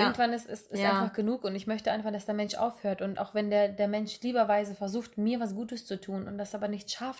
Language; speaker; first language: German; native; German